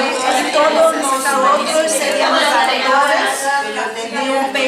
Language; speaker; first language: Spanish; non-native, learner; Portuguese